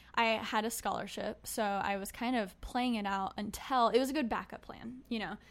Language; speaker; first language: English; native; English